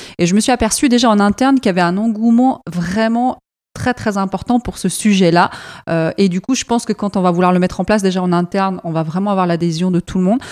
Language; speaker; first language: French; non-native, fluent; Arabic